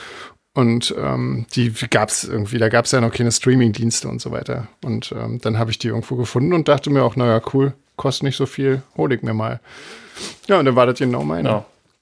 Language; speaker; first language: German; native; German